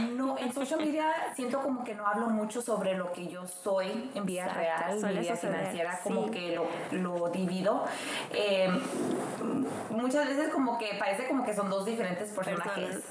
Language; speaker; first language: Spanish; native; Spanish